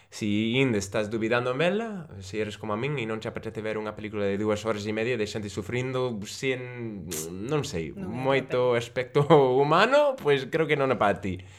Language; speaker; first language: Galician; non-native, local second language; Spanish